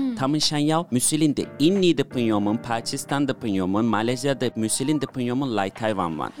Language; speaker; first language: Chinese; non-native, fluent; Turkish